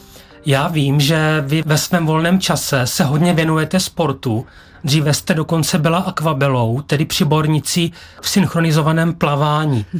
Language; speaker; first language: Czech; native; Czech